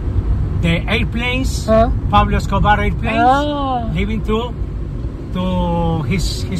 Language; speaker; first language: English; non-native, learner; Spanish